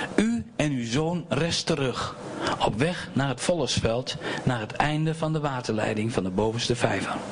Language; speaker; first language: Dutch; native; Dutch